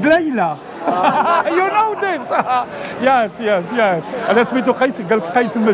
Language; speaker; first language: English; non-native, learner; Arabic